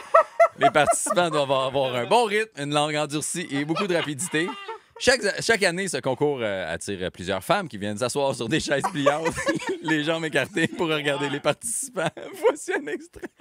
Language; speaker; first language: French; native; French